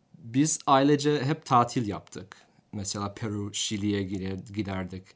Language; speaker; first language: Turkish; non-native, fluent; English